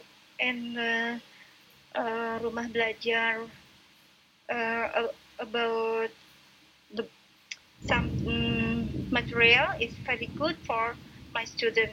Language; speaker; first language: English; non-native, local second language; Indonesian